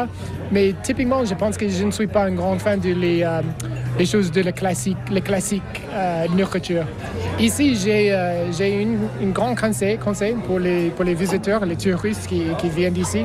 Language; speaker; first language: French; non-native, fluent; English